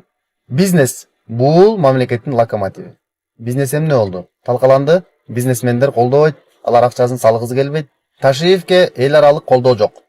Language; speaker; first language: Kyrgyz; native; Kyrgyz